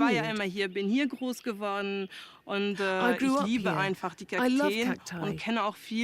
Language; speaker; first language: German; early bilingual, heritage; German